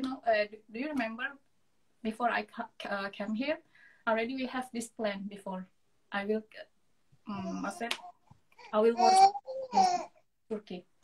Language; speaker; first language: English; non-native, learner; Indonesian